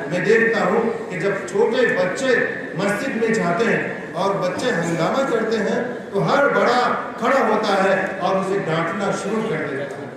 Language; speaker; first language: Urdu; native; Urdu